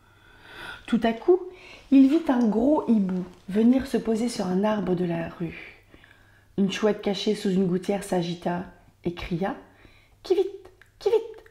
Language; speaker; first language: French; native; French